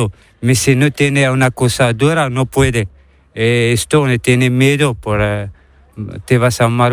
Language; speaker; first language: Spanish; non-native, learner; Arabic